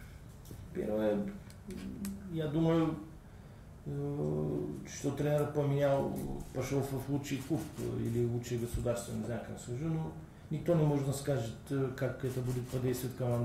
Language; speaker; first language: Russian; non-native, learner; Bulgarian